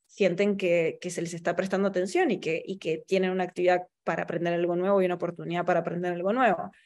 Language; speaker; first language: Spanish; native; Spanish